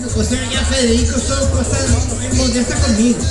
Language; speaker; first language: Portuguese; non-native, learner; Spanish